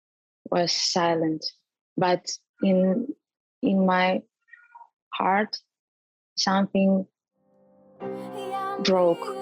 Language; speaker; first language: English; non-native, learner; Ukrainian